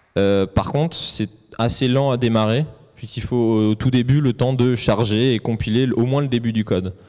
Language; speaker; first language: French; native; French